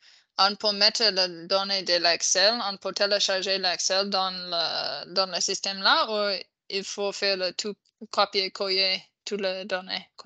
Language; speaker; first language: French; non-native, fluent; English